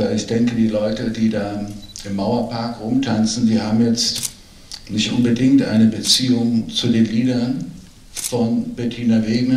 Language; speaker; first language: German; native; German